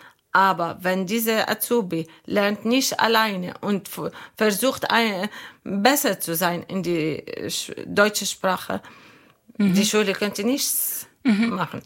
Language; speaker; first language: German; non-native, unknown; Arabic